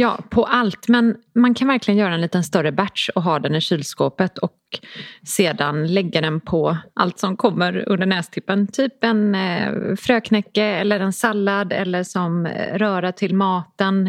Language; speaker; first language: Swedish; native; Swedish